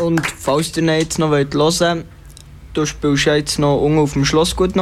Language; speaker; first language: German; native; German